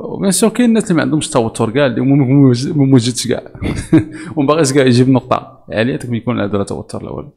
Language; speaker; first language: Arabic; native; Arabic